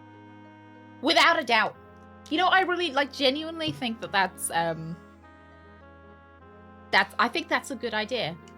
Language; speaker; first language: English; native; English